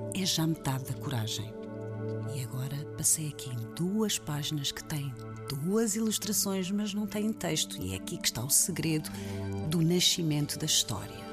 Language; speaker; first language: Portuguese; native; Portuguese